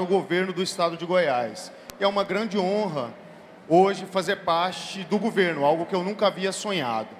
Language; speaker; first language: Portuguese; native; Portuguese